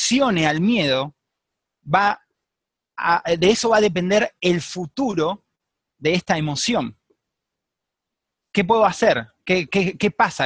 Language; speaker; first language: Spanish; native; Spanish